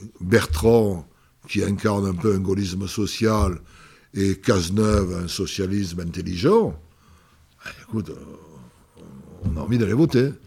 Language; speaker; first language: French; native; French